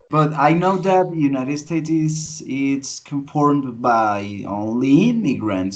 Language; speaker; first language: English; non-native, learner; Spanish